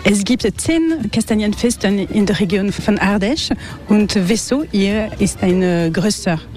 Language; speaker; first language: German; non-native, learner; French